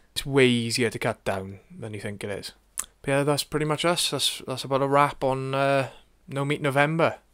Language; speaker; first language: English; native; English